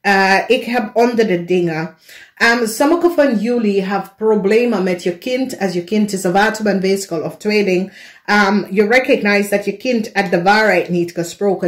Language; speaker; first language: Dutch; non-native, learner; English